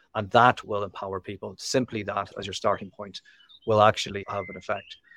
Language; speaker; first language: English; native; English